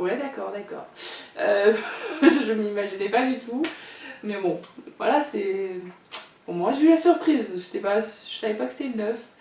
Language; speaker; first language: French; native; French